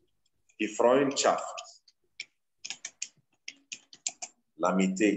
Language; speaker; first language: German; non-native, fluent; Arabic